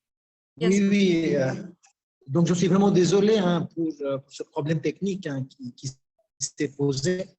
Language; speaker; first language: French; non-native, fluent; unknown